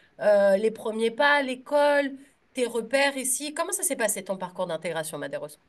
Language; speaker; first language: French; native; French